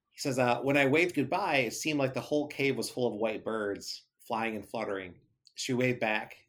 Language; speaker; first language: English; native; English